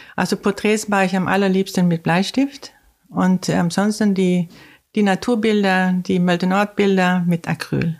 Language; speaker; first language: German; non-native, fluent; Swedish